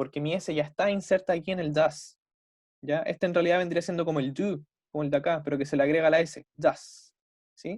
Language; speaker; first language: Spanish; native; Spanish